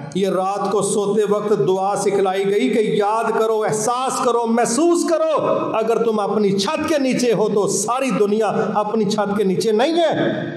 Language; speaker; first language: Urdu; non-native, local second language; Punjabi